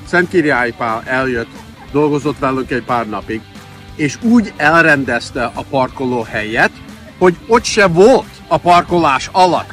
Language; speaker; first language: Hungarian; early bilingual, heritage; Hungarian